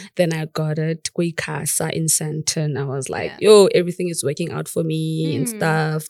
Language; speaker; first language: English; non-native, local second language; Tswana